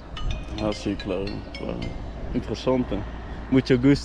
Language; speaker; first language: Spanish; non-native, learner; Dutch